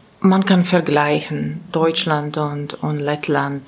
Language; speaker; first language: German; non-native, learner; Latvian